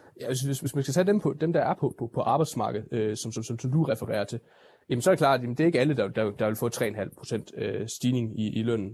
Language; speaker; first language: Danish; native; Danish